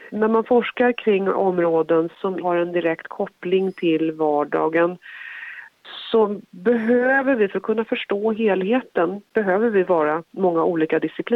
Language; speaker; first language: Swedish; native; Swedish